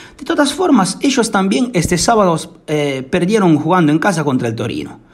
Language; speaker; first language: Spanish; non-native, fluent; Italian